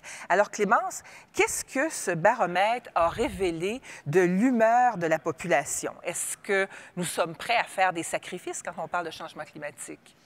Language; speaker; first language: French; native; French